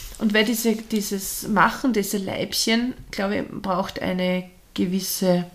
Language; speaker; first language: German; native; German